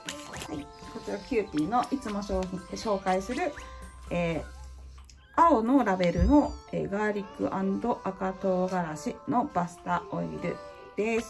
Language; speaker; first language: Japanese; native; Japanese